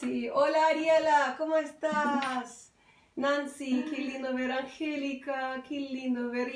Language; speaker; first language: Spanish; non-native, fluent; English